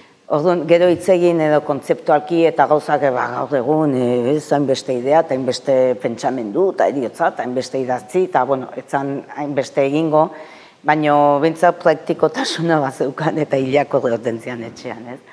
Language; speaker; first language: Basque; native; Basque